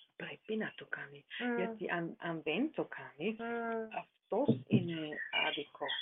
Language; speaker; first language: Greek; non-native, learner; German